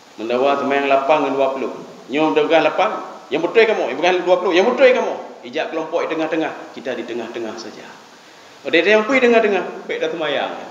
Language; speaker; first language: Malay; non-native, local second language; Achinese